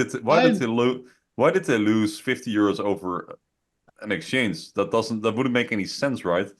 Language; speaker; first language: English; non-native, fluent; Dutch